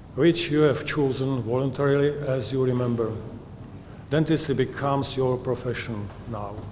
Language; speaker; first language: English; non-native, fluent; Czech